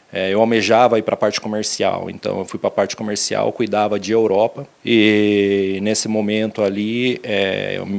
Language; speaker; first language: Portuguese; native; Portuguese